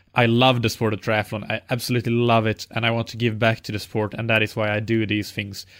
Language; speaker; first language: English; non-native, fluent; Swedish